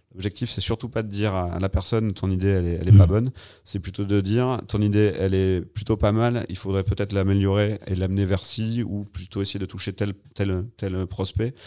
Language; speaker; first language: French; native; French